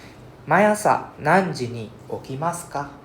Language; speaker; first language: Japanese; non-native, fluent; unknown